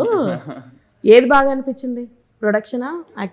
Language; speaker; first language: Telugu; native; Telugu